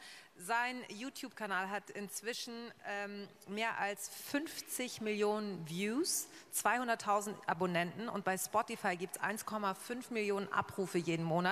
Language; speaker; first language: German; native; German